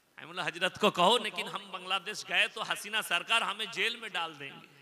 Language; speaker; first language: Hindi; non-native, local second language; Bangla